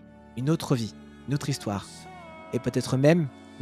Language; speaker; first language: French; native; French